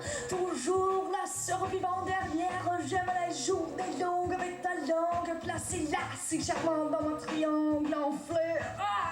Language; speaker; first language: French; non-native, learner; English